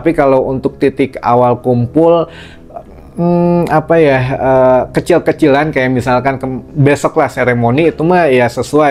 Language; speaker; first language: Indonesian; native; Indonesian